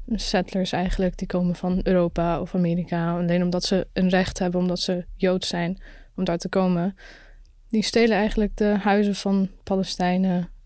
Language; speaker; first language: Dutch; early bilingual, other home language; Arabic